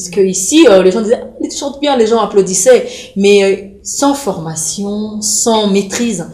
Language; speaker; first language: French; non-native, local second language; Lingala